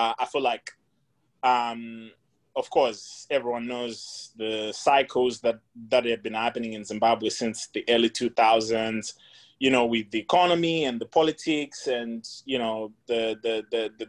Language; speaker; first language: English; non-native, local second language; Shona